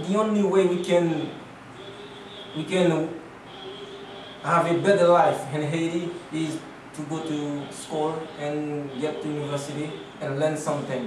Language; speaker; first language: English; non-native, learner; Haitian Creole